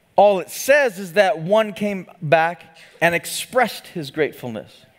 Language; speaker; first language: English; native; English